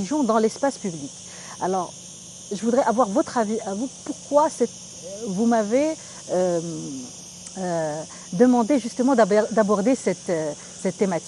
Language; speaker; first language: French; non-native, local second language; Arabic